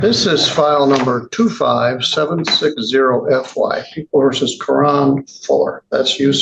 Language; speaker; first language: English; native; English